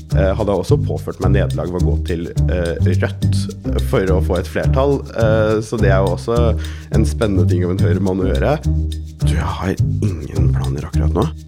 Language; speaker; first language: Norwegian; early bilingual, other home language; Urdu